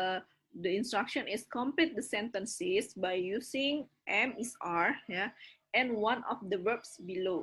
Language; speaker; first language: English; non-native, fluent; Indonesian